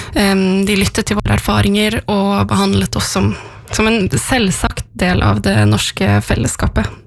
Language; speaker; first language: Norwegian; native; Norwegian